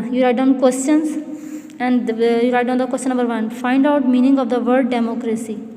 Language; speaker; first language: English; non-native, local second language; Urdu